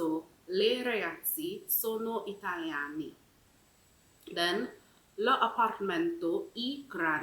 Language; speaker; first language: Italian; non-native, learner; English